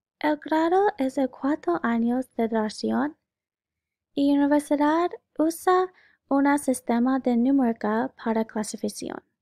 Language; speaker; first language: Spanish; non-native, learner; English